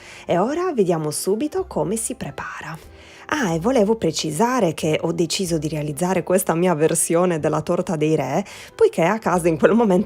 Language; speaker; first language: Italian; native; Italian